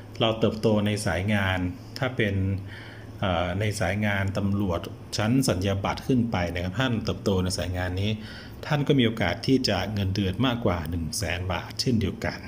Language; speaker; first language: Thai; native; Thai